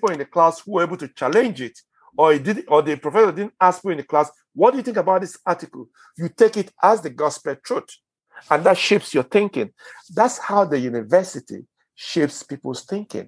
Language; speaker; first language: English; non-native, local second language; Igbo